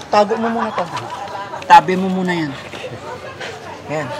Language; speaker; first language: Filipino; native; Filipino